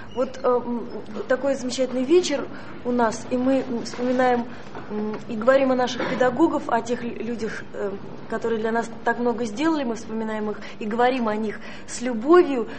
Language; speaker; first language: Russian; native; Russian